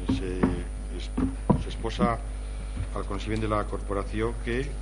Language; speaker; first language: Spanish; non-native, local second language; Catalan